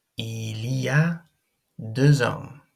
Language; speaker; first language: French; non-native, fluent; English